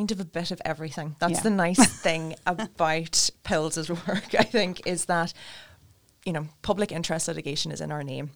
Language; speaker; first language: English; native; English